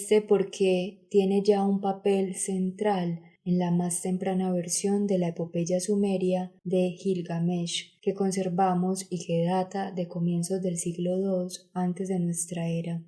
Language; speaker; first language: Spanish; native; Spanish